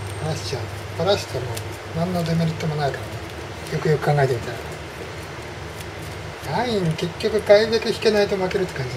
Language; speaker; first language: Japanese; native; Japanese